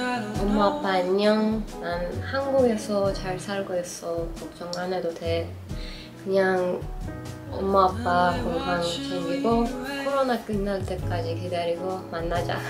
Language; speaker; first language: Korean; non-native, learner; Persian